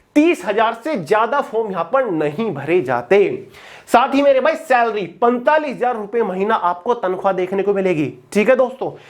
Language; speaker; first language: Hindi; native; Hindi